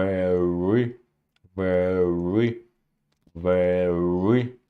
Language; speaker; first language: English; non-native, learner; Russian